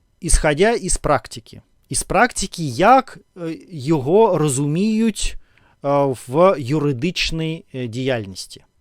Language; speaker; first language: Ukrainian; non-native, learner; Russian